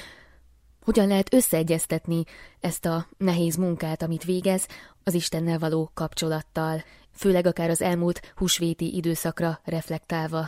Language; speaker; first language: Hungarian; native; Hungarian